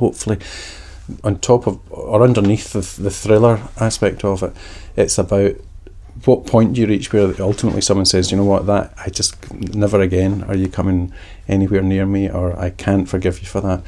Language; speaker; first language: English; native; English